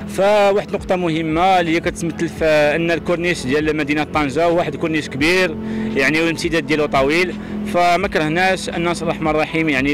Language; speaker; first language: Arabic; native; Arabic